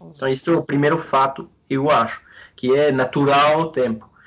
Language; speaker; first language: Portuguese; non-native, fluent; French